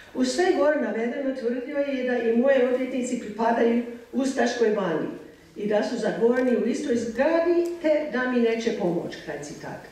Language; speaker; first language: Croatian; non-native, fluent; English